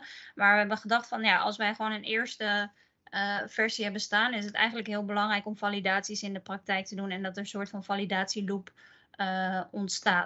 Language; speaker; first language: Dutch; native; Dutch